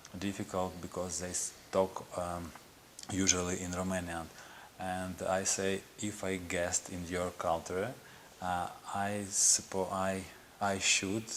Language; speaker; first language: English; non-native, learner; Ukrainian